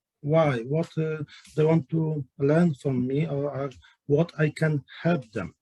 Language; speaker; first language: English; non-native, learner; Polish